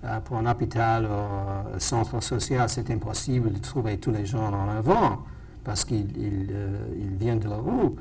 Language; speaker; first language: French; non-native, fluent; English